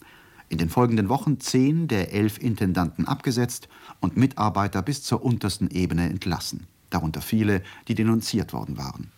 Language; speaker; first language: German; native; German